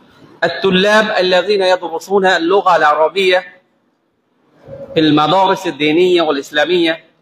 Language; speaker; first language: Arabic; non-native, fluent; Bangla